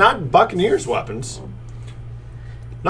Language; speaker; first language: English; native; English